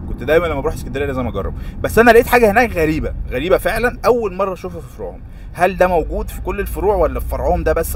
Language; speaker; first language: Arabic; native; Arabic